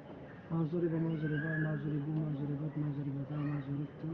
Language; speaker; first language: Arabic; non-native, learner; Urdu